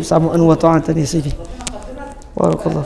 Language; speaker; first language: Arabic; non-native, fluent; Malay